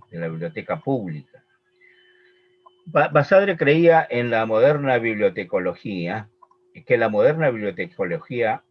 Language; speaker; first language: Spanish; native; Spanish